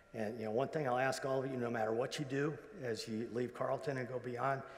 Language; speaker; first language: English; native; English